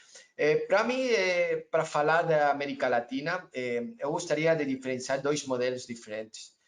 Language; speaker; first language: Portuguese; non-native, learner; Spanish